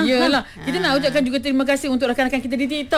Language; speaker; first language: Malay; native; Malay